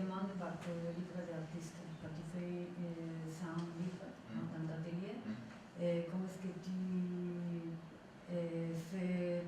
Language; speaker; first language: French; non-native, learner; Spanish